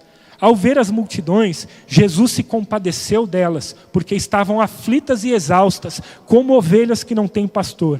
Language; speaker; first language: Portuguese; native; Portuguese